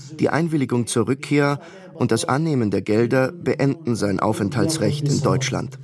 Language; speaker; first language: German; native; German